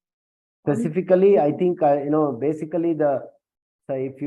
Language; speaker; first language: English; non-native, local second language; Kannada